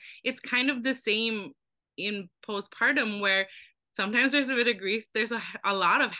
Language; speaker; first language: English; native; English